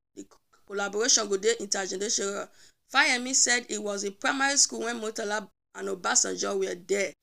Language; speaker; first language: Nigerian Pidgin; native; Nigerian Pidgin